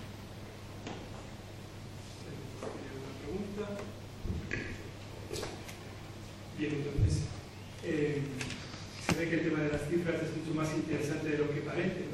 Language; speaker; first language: Spanish; native; Spanish